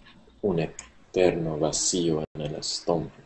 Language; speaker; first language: Spanish; non-native, learner; English